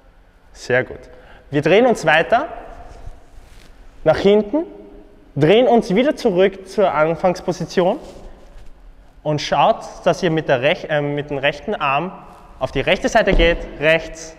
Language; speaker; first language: German; native; German